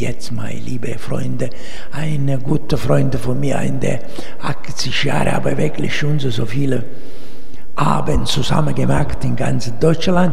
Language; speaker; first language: German; non-native, learner; Italian